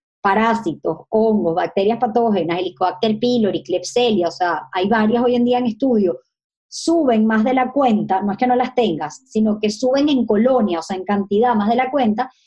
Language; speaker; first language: Spanish; native; Spanish